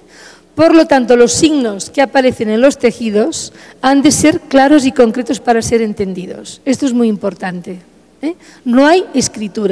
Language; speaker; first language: Spanish; native; Spanish